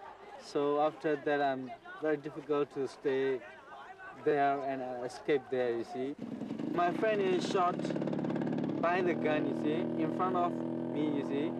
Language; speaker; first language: English; non-native, learner; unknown